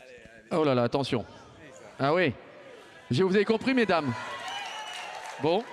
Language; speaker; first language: French; native; French